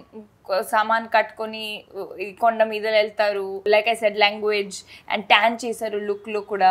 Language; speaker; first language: Telugu; non-native, fluent; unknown